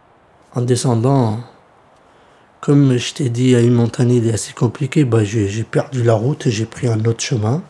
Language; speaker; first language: French; early bilingual, other home language; Kurdish